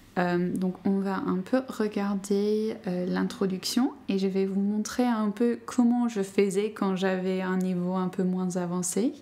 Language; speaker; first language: French; non-native, fluent; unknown